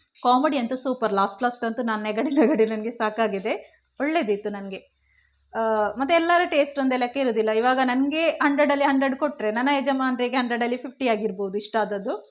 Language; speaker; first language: Kannada; non-native, local second language; Tulu